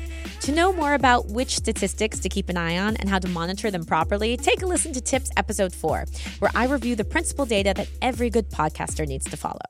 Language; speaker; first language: English; native; English